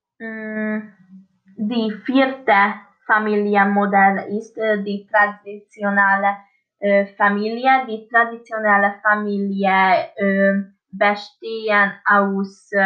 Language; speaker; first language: German; non-native, learner; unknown